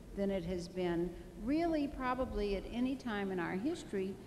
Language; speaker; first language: English; native; English